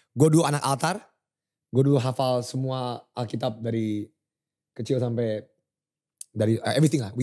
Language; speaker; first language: Indonesian; early bilingual, heritage; Indonesian